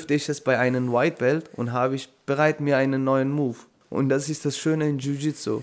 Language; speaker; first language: German; non-native, fluent; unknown